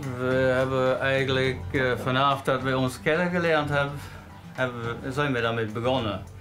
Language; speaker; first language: Dutch; non-native, fluent; English